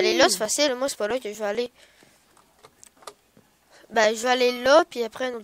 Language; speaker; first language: French; native; French